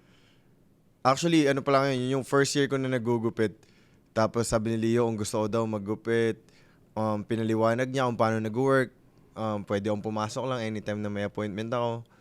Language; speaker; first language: Filipino; early bilingual, other home language; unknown